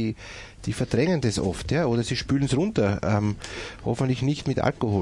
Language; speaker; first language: German; native; German